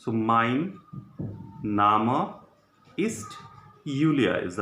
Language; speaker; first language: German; non-native, learner; Hindi